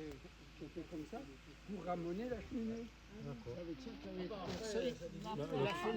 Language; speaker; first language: French; native; French